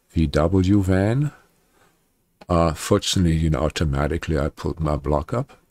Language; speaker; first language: English; non-native, fluent; German